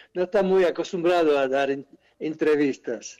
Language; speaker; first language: Spanish; non-native, fluent; German